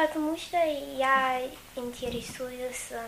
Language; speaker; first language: Russian; non-native, fluent; English